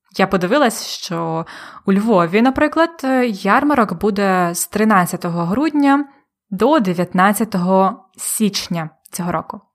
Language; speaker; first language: Ukrainian; native; Ukrainian